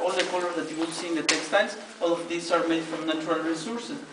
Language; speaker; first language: English; non-native, fluent; Spanish